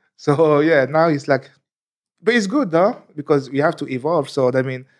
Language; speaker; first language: English; non-native, fluent; French